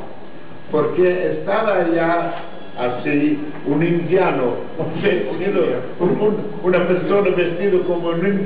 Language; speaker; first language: Spanish; non-native, learner; English